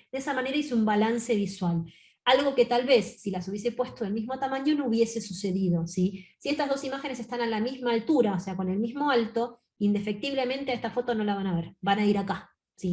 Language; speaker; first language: Spanish; native; Spanish